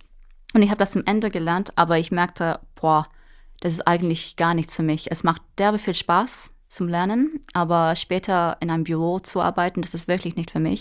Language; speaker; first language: German; non-native, fluent; English